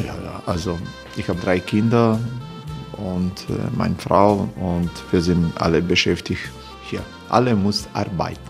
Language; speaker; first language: German; non-native, learner; Croatian